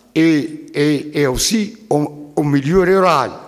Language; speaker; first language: French; non-native, local second language; Arabic